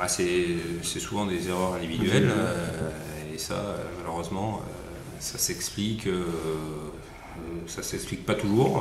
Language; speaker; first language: French; native; French